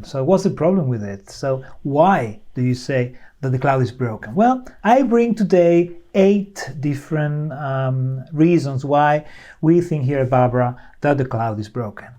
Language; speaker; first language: English; non-native, fluent; Spanish